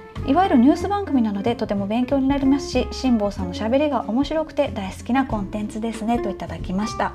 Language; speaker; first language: Japanese; native; Japanese